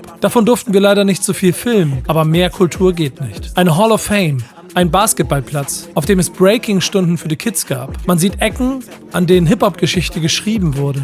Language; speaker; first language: German; native; German